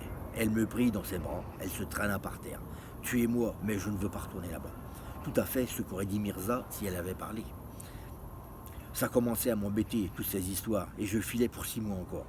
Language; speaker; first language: French; native; French